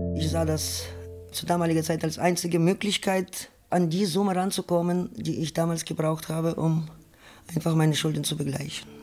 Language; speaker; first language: German; non-native, fluent; Ukrainian